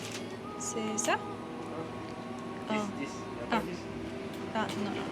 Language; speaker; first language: French; non-native, learner; Romanian